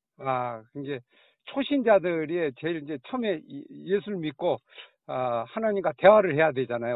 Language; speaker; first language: Korean; native; Korean